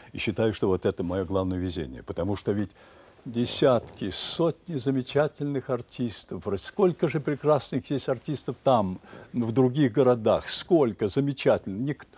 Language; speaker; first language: Russian; native; Russian